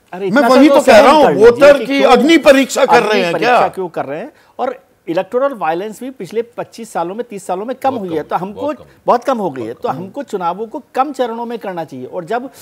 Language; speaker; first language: Hindi; native; Hindi